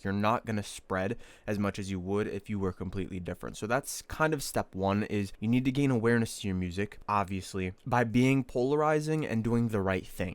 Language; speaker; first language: English; native; English